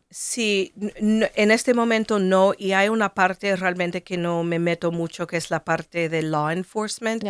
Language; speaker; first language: Spanish; non-native, fluent; English